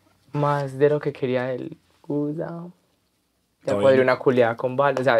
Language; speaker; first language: Spanish; native; Spanish